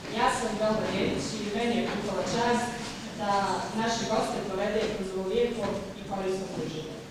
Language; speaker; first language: Croatian; native; Croatian